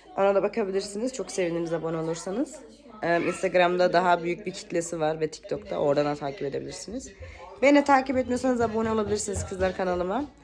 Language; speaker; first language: Turkish; early bilingual, heritage; Turkish